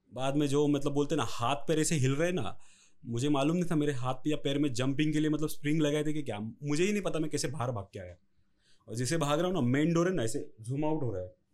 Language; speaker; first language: Hindi; non-native, local second language; Marathi